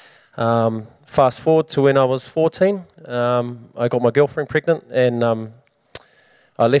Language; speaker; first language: English; native; English